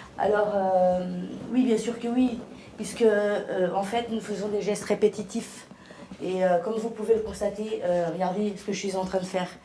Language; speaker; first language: French; early bilingual, other home language; Portuguese